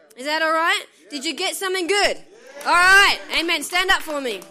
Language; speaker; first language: English; native; English